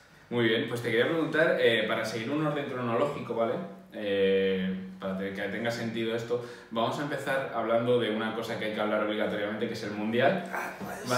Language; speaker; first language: Spanish; native; Spanish